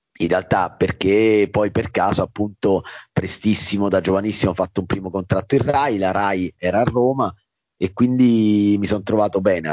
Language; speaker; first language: Italian; native; Italian